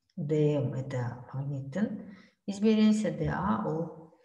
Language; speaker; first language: Russian; non-native, local second language; Kazakh